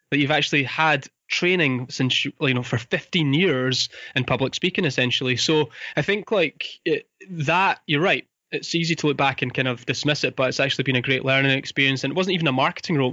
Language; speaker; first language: English; native; English